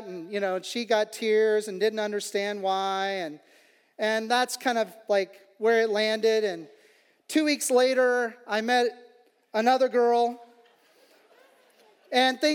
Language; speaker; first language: English; native; English